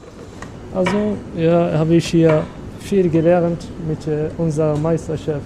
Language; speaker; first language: German; non-native, learner; Arabic